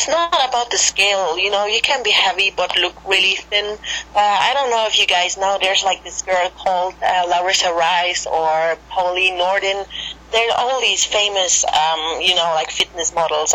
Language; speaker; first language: English; non-native, fluent; German